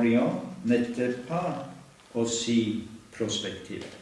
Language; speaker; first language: French; non-native, learner; Norwegian